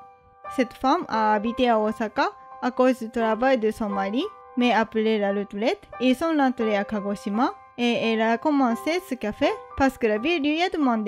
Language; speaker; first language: French; non-native, fluent; Japanese